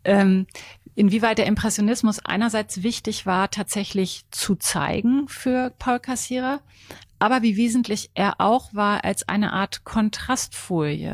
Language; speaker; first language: German; native; German